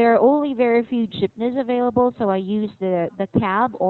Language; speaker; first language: English; non-native, fluent; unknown